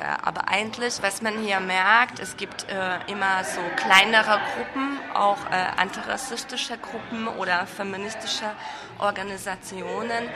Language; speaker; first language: German; non-native, fluent; Hungarian